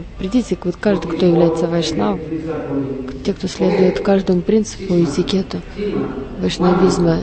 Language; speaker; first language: Russian; non-native, learner; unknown